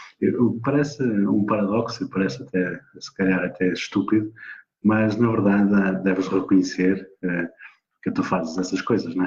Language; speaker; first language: Portuguese; native; Portuguese